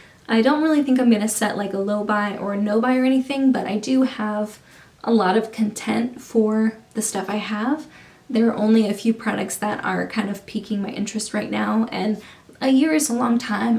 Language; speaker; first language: English; native; English